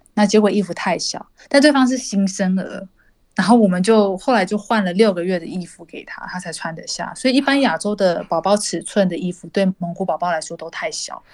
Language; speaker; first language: Chinese; native; Chinese